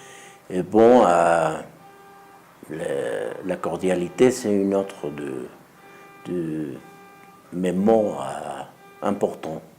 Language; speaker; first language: French; non-native, learner; Spanish